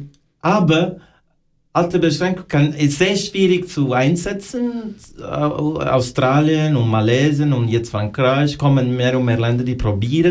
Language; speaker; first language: German; non-native, learner; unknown